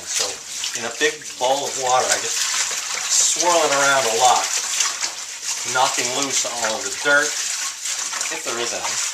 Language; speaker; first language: English; native; English